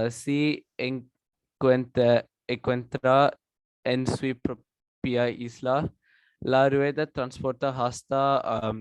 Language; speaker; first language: Spanish; non-native, learner; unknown